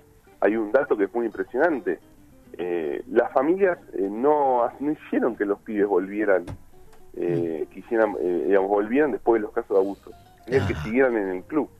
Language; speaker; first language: Spanish; native; Spanish